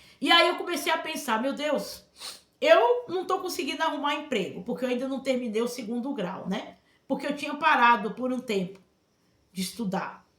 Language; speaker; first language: Portuguese; native; Portuguese